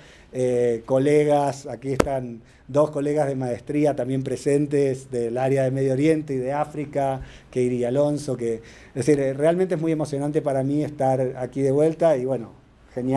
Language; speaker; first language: Spanish; native; Spanish